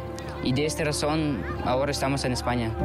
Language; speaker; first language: Spanish; non-native, learner; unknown